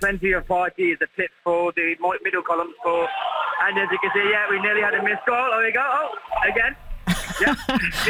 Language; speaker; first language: English; native; English